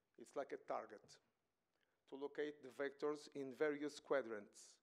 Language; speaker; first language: English; non-native, fluent; Portuguese